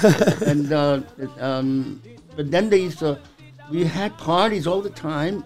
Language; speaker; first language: English; early bilingual, other home language; Spanish